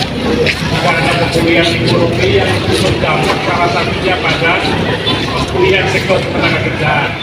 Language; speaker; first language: Indonesian; native; Indonesian